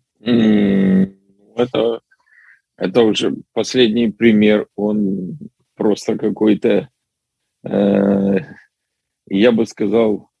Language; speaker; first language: Russian; native; Russian